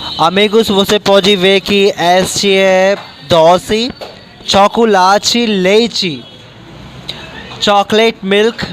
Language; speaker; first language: Portuguese; non-native, learner; Hindi